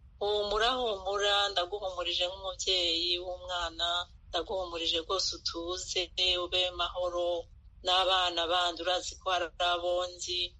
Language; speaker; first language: Kinyarwanda; native; Kinyarwanda